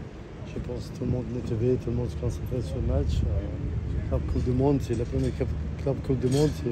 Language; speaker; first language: French; non-native, learner; Arabic